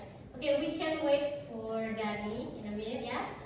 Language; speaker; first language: English; non-native, learner; Indonesian